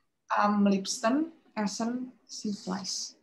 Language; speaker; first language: German; non-native, learner; Indonesian